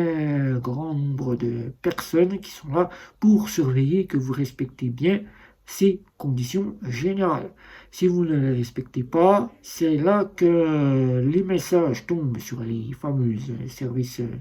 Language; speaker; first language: French; native; French